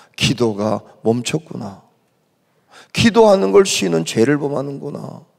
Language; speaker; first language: Korean; native; Korean